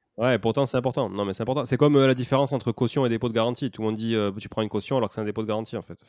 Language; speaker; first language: French; native; French